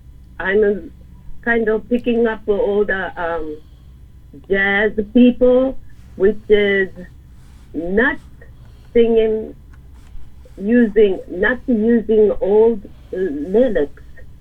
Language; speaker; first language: English; non-native, learner; Japanese